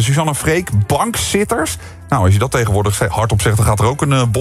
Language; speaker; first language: Dutch; native; Dutch